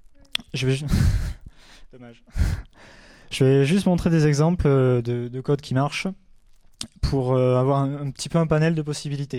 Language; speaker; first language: French; native; French